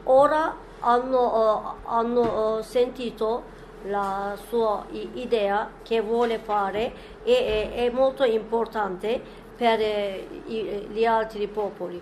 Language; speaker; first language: Italian; non-native, fluent; Turkish